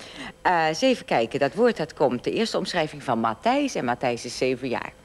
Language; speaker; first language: Dutch; native; Dutch